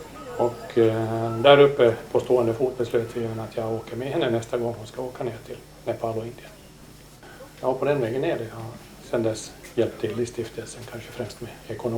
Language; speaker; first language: Swedish; native; Swedish